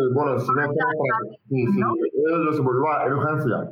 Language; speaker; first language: Spanish; non-native, learner; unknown